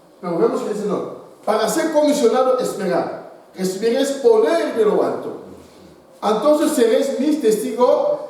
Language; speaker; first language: Spanish; non-native, fluent; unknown